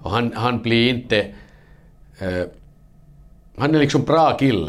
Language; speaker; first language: Swedish; non-native, fluent; Finnish